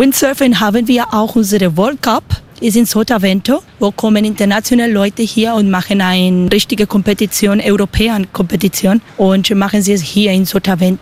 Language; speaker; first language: German; non-native, learner; Spanish